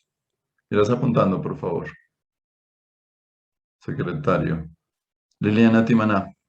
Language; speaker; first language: Spanish; native; Spanish